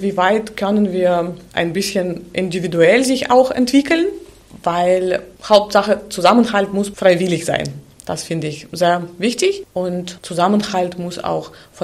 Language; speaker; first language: German; non-native, fluent; Russian